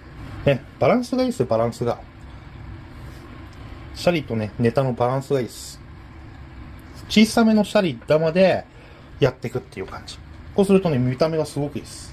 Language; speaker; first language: Japanese; native; Japanese